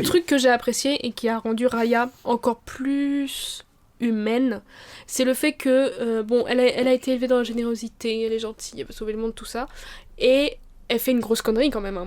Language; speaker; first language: French; native; French